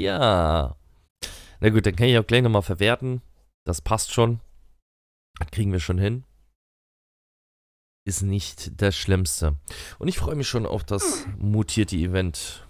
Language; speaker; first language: German; native; German